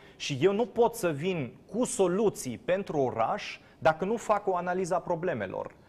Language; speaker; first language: Romanian; non-native, fluent; German